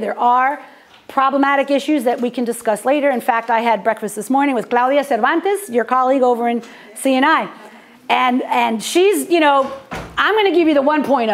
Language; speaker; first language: English; native; English